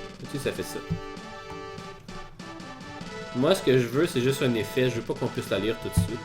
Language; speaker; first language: French; native; French